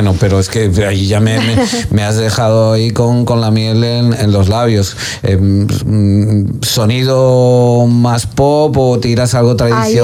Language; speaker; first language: Spanish; native; Spanish